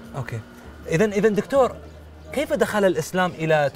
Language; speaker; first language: Arabic; native; Arabic